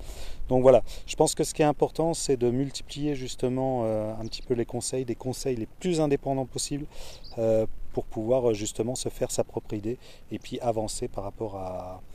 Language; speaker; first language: French; native; French